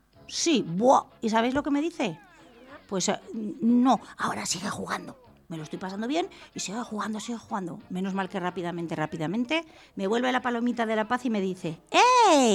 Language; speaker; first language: Spanish; native; Spanish